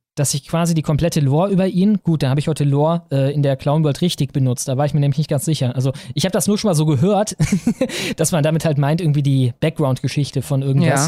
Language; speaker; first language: German; native; German